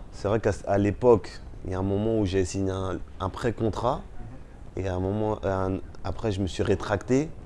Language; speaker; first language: French; early bilingual, other home language; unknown